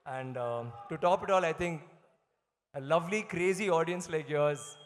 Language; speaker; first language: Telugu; non-native, learner; Tamil